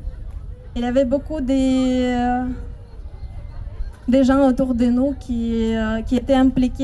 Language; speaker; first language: French; non-native, fluent; Ukrainian